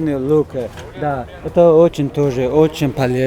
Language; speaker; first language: Russian; non-native, fluent; Tajik